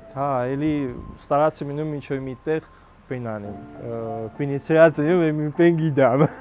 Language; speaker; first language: Armenian; native; Armenian